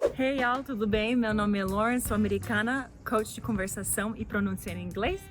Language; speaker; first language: Portuguese; non-native, fluent; English